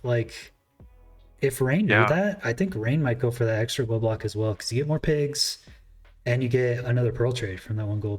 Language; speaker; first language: English; native; English